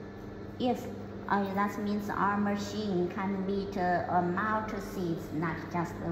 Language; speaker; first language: English; non-native, learner; Chinese